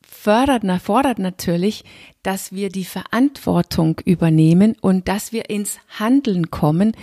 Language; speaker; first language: German; non-native, fluent; Danish